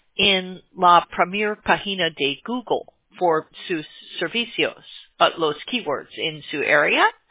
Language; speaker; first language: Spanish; non-native, learner; English